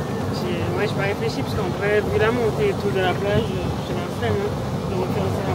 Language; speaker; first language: French; native; French